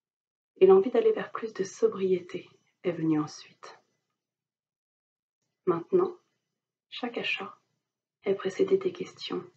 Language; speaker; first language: French; native; French